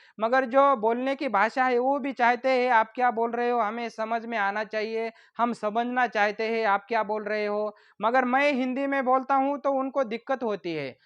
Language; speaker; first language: Hindi; non-native, local second language; Marathi